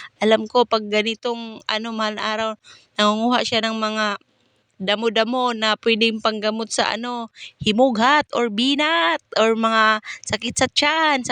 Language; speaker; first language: Filipino; non-native, local second language; Cebuano